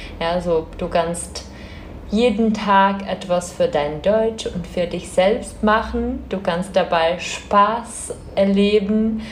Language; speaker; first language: German; non-native, fluent; Czech